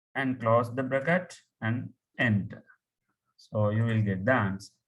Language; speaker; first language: English; non-native, local second language; Tamil